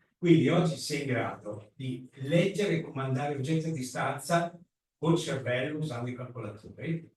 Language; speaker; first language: Italian; native; Italian